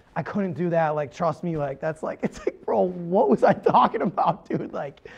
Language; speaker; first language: English; native; English